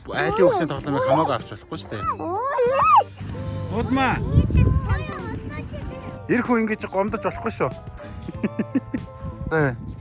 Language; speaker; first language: Mongolian; native; Mongolian